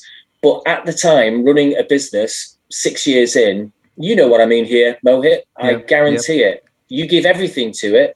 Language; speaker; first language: English; native; English